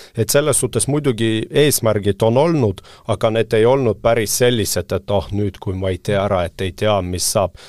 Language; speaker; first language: Estonian; non-native, local second language; Russian